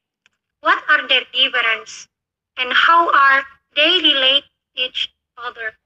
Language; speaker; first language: English; non-native, learner; Indonesian